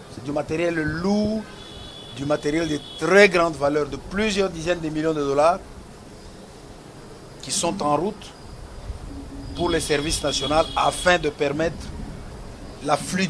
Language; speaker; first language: French; non-native, local second language; Lingala